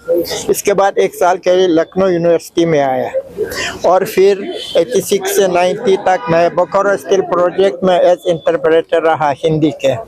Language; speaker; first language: Hindi; non-native, fluent; Uzbek